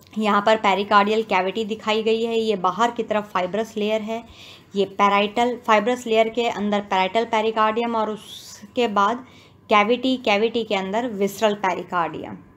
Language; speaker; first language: Hindi; native; Hindi